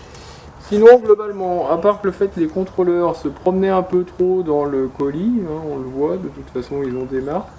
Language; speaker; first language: French; native; French